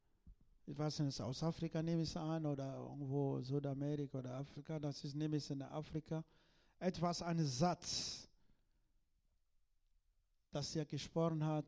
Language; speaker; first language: German; non-native, learner; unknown